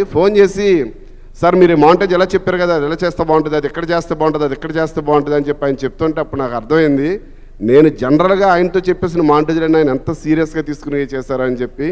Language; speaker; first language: Telugu; native; Telugu